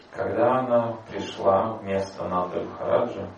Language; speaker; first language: Russian; native; Russian